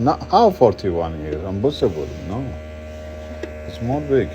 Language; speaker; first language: English; non-native, learner; Arabic